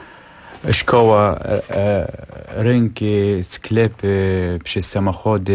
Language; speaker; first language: Polish; non-native, fluent; Kurdish